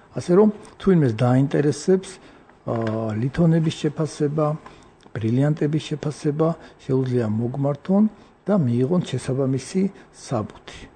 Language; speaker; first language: Georgian; native; Georgian